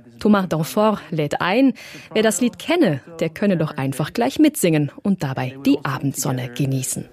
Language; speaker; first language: German; native; German